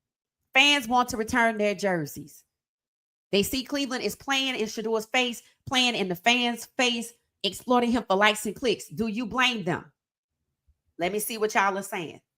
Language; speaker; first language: English; native; English